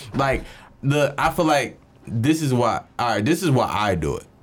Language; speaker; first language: English; native; English